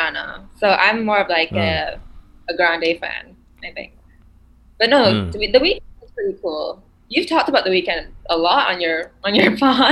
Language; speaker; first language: English; non-native, local second language; Malay